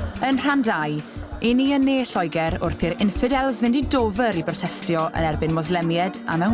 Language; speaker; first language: Welsh; native; Welsh